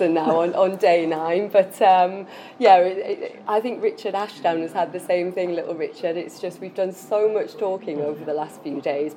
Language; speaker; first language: English; native; English